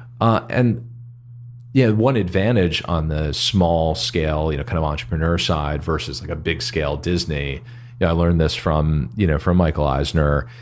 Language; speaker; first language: English; native; English